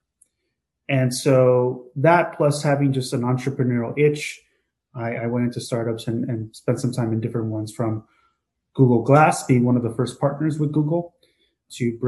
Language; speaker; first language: English; native; English